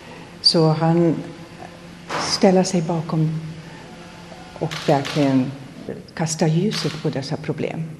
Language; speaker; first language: Swedish; non-native, fluent; German